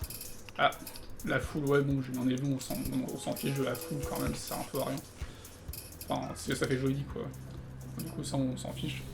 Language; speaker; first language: French; native; French